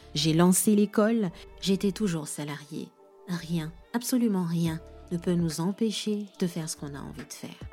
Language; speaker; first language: French; non-native, local second language; Lingala